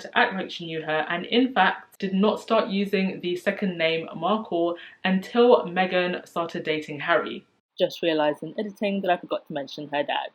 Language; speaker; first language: English; native; English